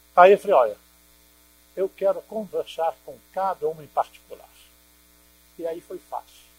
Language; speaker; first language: Portuguese; non-native, fluent; Dutch